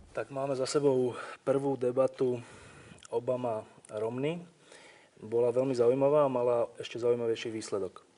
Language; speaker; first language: Slovak; native; Slovak